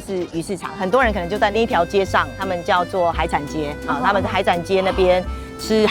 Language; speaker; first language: Chinese; native; Chinese